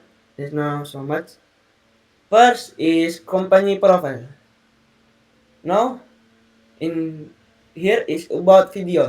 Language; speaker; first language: English; non-native, learner; Indonesian